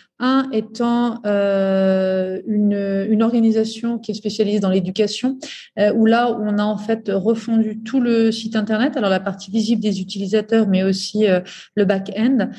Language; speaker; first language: French; native; French